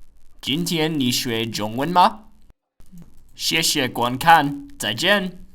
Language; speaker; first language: Chinese; non-native, learner; English